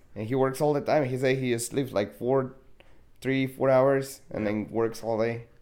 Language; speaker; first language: English; non-native, fluent; Spanish